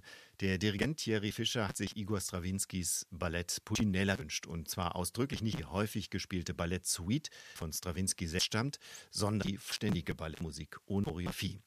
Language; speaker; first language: German; native; German